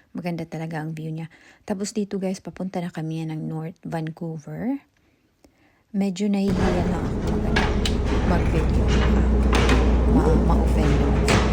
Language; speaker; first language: Filipino; non-native, local second language; Cebuano